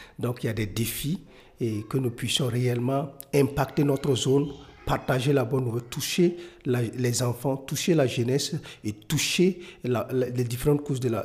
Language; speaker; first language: French; non-native, local second language; Mossi